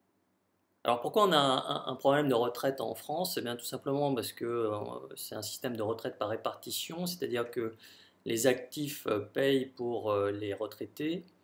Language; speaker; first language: French; native; French